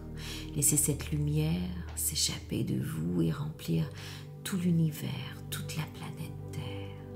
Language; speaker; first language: French; native; French